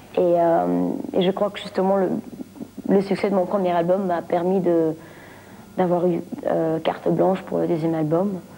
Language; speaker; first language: French; non-native, local second language; Dutch